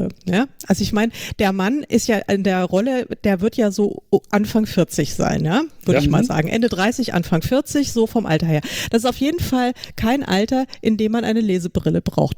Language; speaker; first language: German; native; German